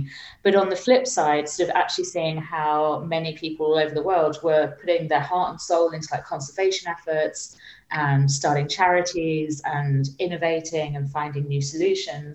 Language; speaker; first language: English; native; English